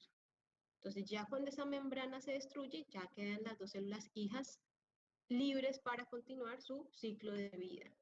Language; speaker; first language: Spanish; native; Spanish